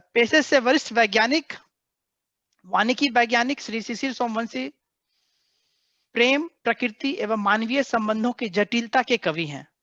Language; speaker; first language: Hindi; native; Hindi